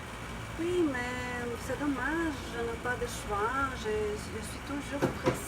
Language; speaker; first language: French; non-native, learner; Portuguese